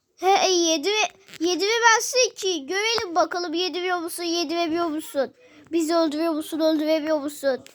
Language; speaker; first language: Turkish; native; Turkish